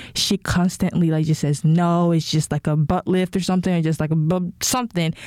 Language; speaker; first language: English; non-native, local second language; Yoruba